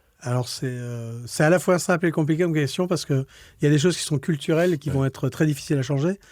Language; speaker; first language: French; native; French